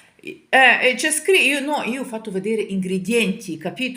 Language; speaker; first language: Italian; non-native, learner; Ukrainian